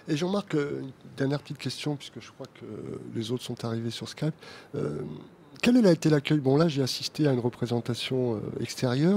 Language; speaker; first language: French; native; French